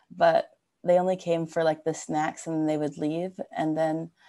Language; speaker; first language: English; native; English